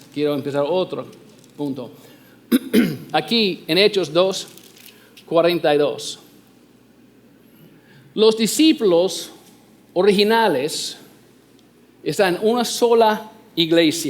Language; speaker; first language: Spanish; non-native, fluent; English